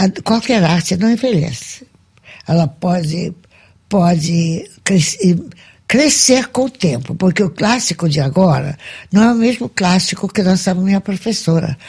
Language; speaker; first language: Portuguese; non-native, fluent; Russian